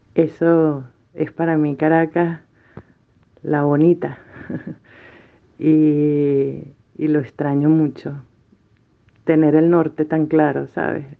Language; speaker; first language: Spanish; native; Spanish